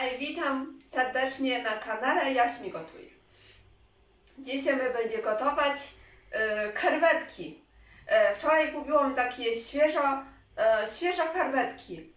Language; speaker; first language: Polish; non-native, learner; Chinese